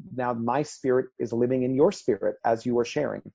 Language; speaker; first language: English; early bilingual, other home language; Spanish